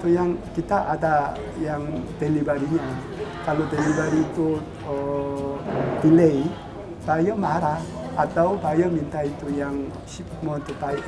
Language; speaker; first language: Indonesian; non-native, learner; Korean